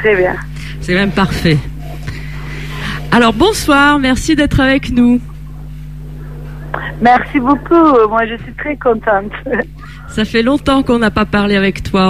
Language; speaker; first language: French; non-native, learner; Italian